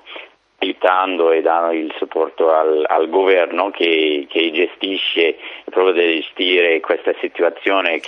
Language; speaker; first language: Italian; non-native, fluent; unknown